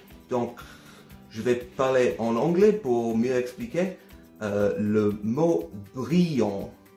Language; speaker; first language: French; non-native, fluent; English